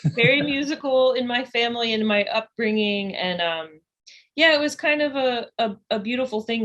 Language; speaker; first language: English; native; English